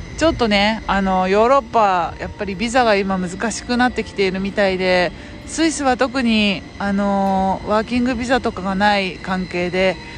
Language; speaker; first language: Japanese; native; Japanese